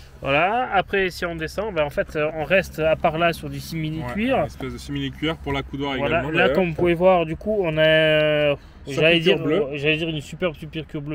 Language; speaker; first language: French; native; French